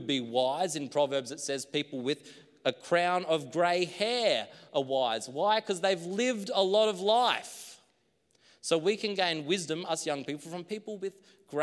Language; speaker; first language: English; native; English